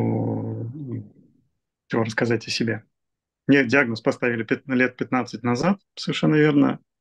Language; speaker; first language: Russian; native; Russian